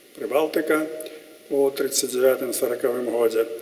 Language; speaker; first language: Russian; non-native, local second language; Belarusian